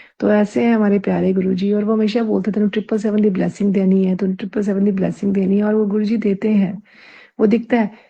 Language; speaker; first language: Hindi; native; Hindi